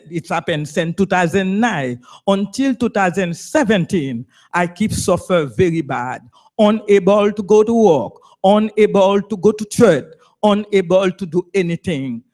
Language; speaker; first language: English; non-native, learner; Haitian Creole